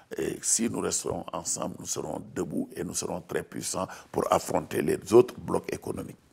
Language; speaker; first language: French; non-native, local second language; Wolof